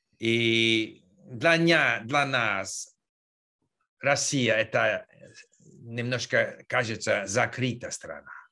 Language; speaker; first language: Russian; non-native, learner; English